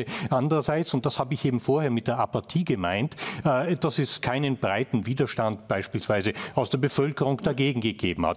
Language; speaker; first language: German; native; German